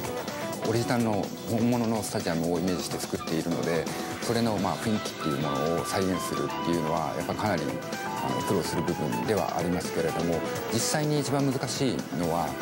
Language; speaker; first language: Japanese; native; Japanese